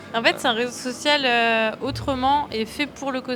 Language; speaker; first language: French; native; French